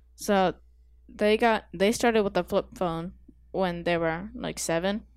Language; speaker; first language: English; native; English